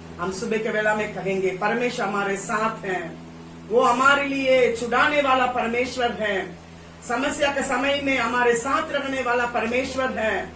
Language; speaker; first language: Hindi; non-native, local second language; Tamil